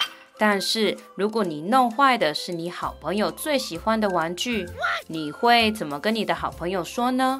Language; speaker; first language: Chinese; native; Chinese